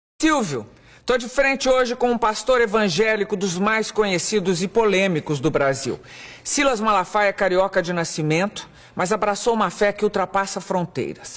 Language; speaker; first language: Portuguese; native; Portuguese